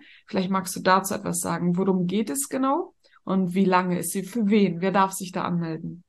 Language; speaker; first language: German; native; German